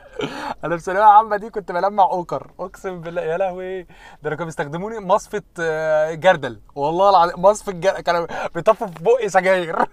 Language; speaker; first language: Arabic; native; Arabic